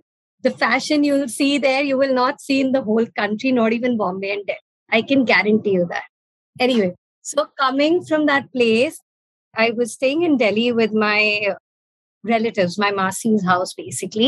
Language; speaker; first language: English; non-native, local second language; Punjabi